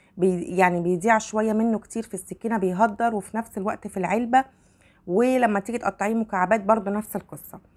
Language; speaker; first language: Arabic; native; Arabic